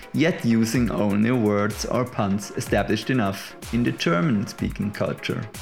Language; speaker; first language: English; non-native, fluent; German